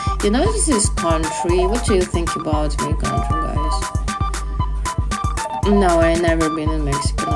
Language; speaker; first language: English; non-native, learner; Russian